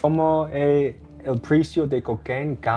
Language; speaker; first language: Spanish; non-native, learner; English